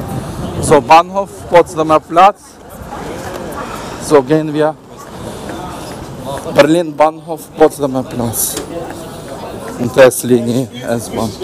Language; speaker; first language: German; non-native, learner; Ukrainian